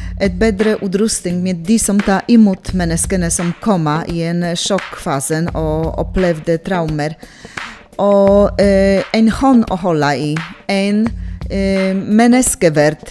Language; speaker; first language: Norwegian; non-native, local second language; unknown